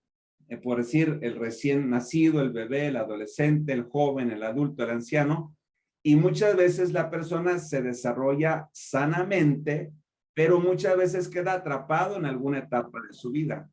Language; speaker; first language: Spanish; native; Spanish